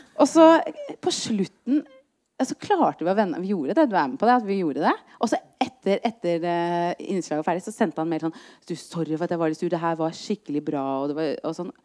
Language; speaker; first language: Norwegian; native; Norwegian